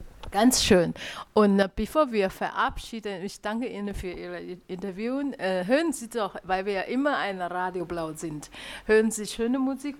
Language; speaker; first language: German; non-native, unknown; Chinese